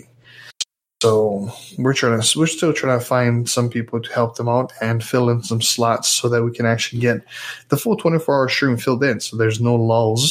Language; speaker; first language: English; native; English